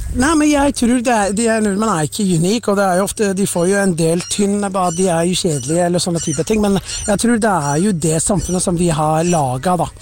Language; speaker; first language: Norwegian; non-native, fluent; Somali